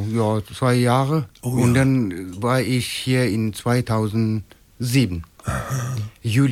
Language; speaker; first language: German; non-native, fluent; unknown